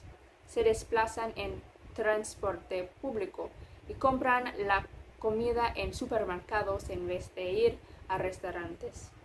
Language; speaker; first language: Spanish; non-native, fluent; English